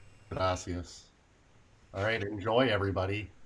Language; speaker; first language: English; native; English